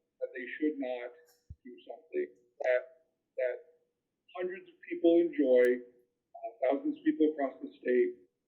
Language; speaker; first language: English; native; English